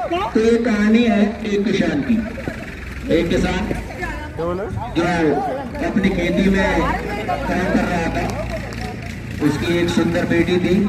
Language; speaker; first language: Hindi; native; Hindi